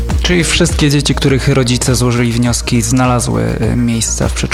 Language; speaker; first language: Polish; native; Polish